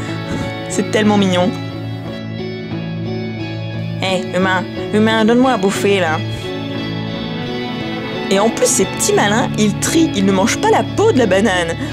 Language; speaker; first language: French; native; French